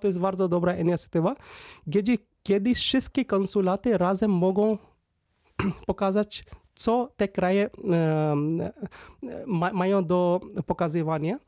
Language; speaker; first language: Polish; non-native, fluent; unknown